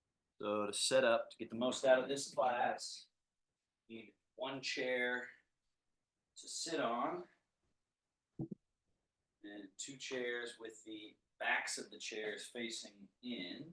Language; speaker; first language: English; native; English